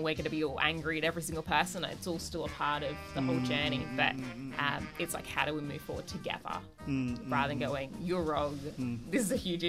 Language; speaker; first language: English; native; English